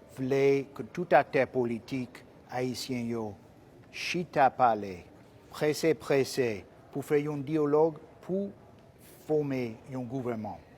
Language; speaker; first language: Haitian Creole; non-native, fluent; English